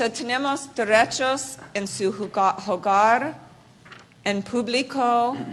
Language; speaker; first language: Spanish; non-native, fluent; English